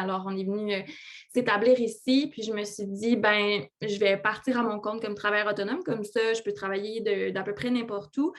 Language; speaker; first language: French; native; French